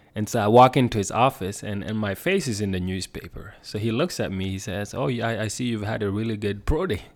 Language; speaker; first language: English; non-native, fluent; Swedish